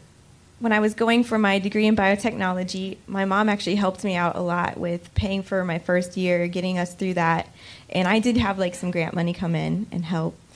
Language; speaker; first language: English; native; English